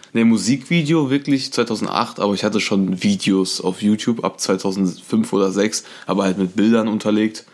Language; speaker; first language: German; native; German